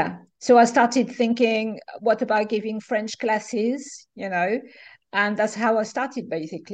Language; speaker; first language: English; non-native, fluent; French